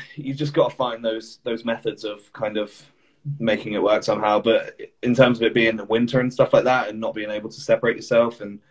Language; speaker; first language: English; native; English